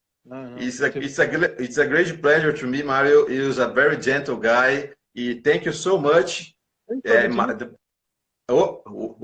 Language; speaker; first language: English; non-native, learner; Portuguese